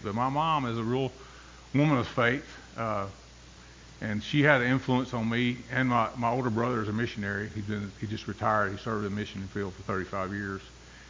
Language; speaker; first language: English; native; English